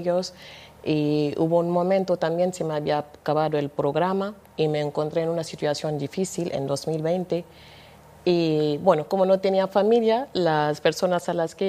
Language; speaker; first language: Spanish; non-native, fluent; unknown